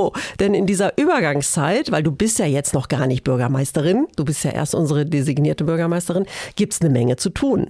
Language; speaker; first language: German; native; German